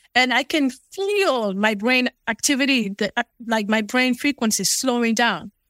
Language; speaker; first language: English; non-native, local second language; Fula